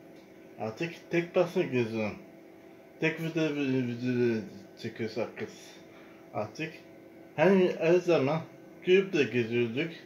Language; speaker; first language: Turkish; non-native, learner; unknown